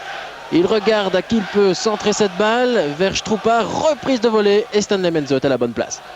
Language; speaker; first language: French; native; French